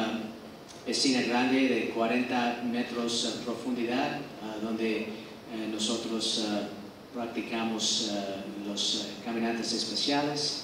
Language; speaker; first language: Spanish; non-native, fluent; English